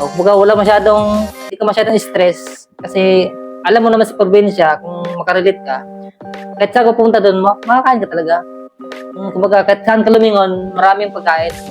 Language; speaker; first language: Filipino; non-native, local second language; Cebuano